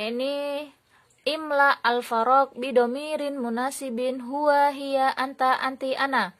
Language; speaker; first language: Arabic; non-native, fluent; Indonesian